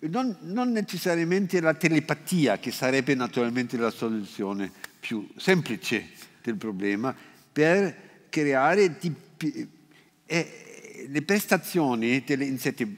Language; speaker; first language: Italian; non-native, fluent; German